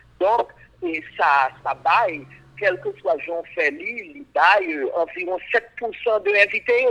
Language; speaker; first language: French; non-native, local second language; Haitian Creole